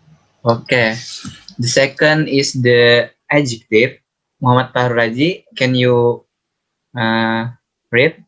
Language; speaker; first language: English; non-native, learner; Indonesian